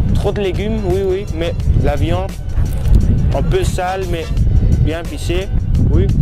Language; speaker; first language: French; non-native, learner; Dutch